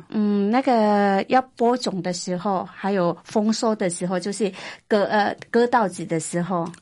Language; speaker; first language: Chinese; non-native, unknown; Indonesian